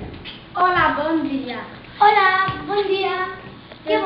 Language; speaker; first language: Catalan; non-native, learner; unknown